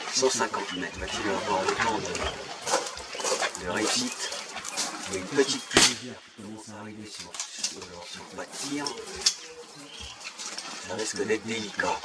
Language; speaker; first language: French; native; French